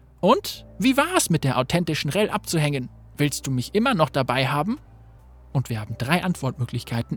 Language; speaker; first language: German; native; German